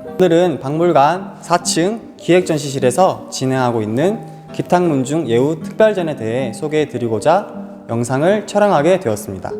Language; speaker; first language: Korean; native; Korean